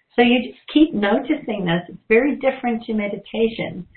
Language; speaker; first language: English; native; English